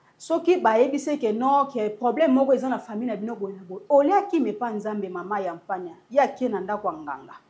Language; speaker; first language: Lingala; native; Lingala